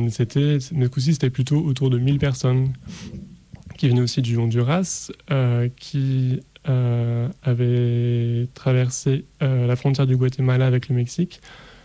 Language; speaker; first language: French; native; French